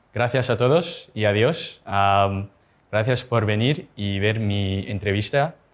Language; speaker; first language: Spanish; non-native, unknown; Indonesian